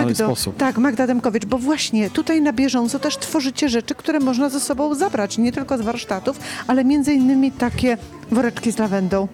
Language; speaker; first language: Polish; native; Polish